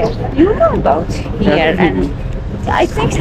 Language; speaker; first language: English; non-native, learner; Persian